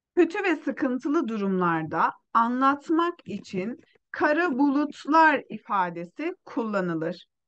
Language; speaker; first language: Turkish; non-native, fluent; Uyghur